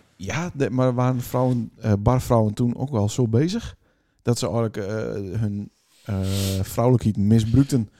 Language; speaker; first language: Dutch; native; Dutch